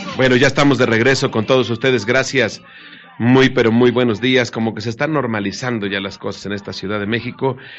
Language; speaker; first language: Spanish; native; Spanish